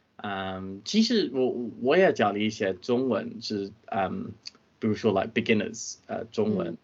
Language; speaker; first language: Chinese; non-native, fluent; English